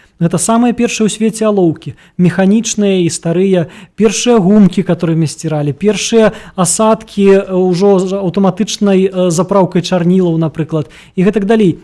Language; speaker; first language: Belarusian; native; Belarusian